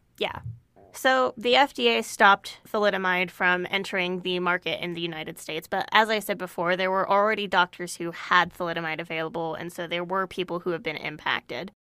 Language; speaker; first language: English; native; English